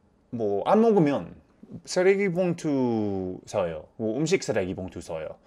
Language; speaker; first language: Korean; non-native, fluent; English